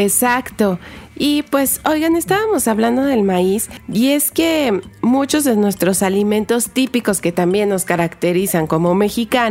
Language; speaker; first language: Spanish; native; Spanish